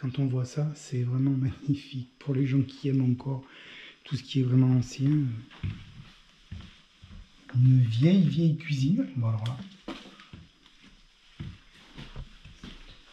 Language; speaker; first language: French; native; French